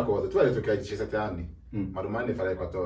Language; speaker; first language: Italian; native; Italian